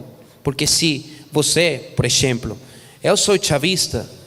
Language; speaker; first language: Portuguese; non-native, fluent; Spanish